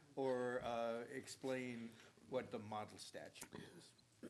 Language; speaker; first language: English; native; English